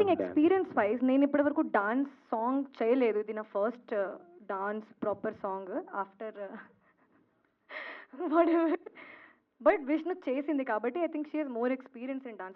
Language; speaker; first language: Telugu; non-native, fluent; Hindi